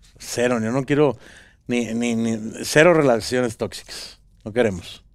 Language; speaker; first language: Spanish; native; Spanish